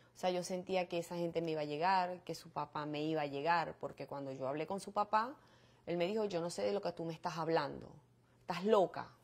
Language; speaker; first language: Spanish; native; Spanish